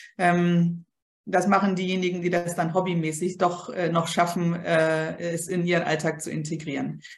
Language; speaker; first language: German; early bilingual, other home language; Polish